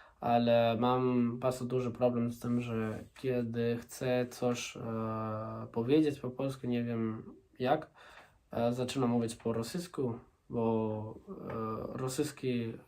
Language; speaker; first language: Polish; non-native, learner; Spanish